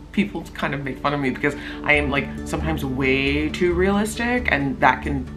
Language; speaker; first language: English; native; English